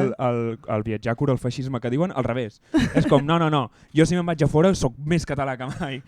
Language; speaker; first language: Catalan; native; Catalan